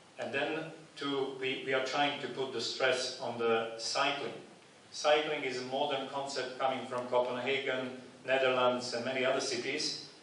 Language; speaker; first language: English; non-native, fluent; Slovak